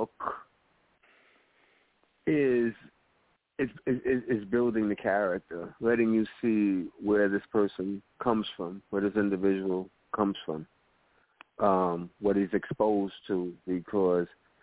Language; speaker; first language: English; native; English